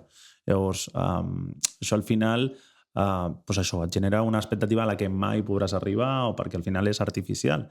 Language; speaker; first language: Catalan; native; Catalan